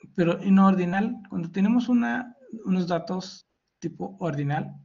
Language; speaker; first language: Spanish; non-native, fluent; Hindi